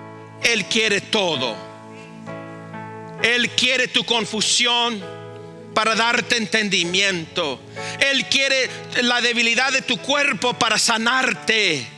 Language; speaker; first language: Spanish; early bilingual, heritage; Spanish